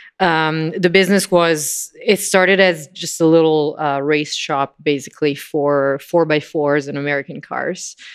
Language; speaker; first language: English; non-native, fluent; Italian